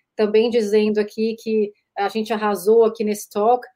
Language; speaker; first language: Portuguese; native; Portuguese